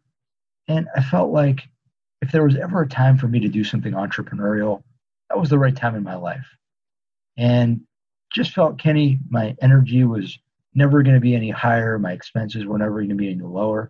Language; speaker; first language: English; native; English